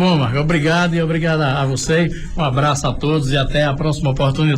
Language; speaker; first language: Portuguese; native; Portuguese